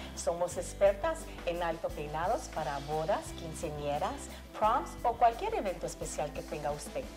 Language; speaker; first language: Spanish; native; Spanish